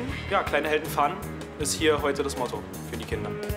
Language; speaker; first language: German; native; German